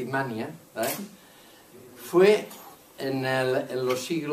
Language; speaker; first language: Spanish; non-native, local second language; Catalan